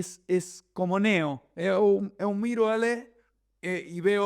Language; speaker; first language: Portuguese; non-native, learner; Spanish